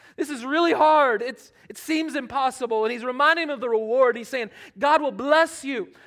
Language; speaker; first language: English; native; English